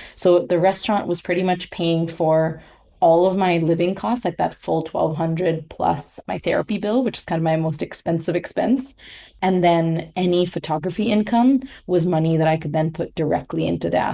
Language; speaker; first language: English; non-native, local second language; Hindi